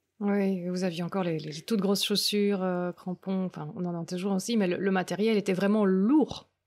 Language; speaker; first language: French; native; French